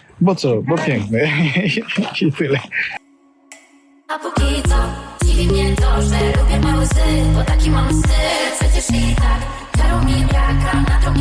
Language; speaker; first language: Polish; non-native, learner; Russian